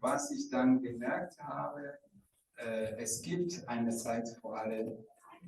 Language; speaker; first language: German; non-native, fluent; Rundi